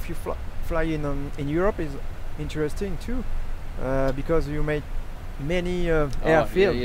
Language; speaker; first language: English; non-native, learner; French